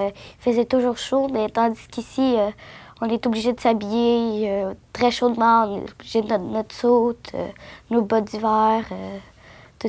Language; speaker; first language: French; early bilingual, other home language; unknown